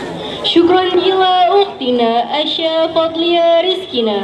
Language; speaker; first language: Arabic; non-native, learner; Indonesian